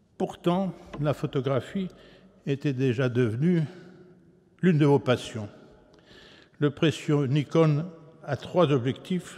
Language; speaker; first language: French; native; French